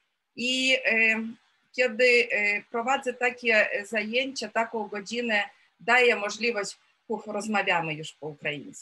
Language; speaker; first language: Polish; non-native, fluent; Ukrainian